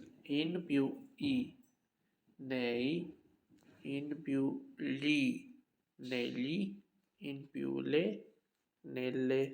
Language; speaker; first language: Italian; non-native, fluent; Urdu